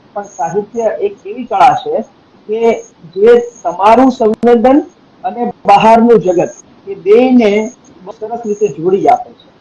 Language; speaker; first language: Gujarati; native; Gujarati